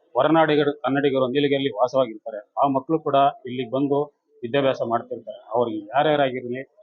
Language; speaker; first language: Kannada; native; Kannada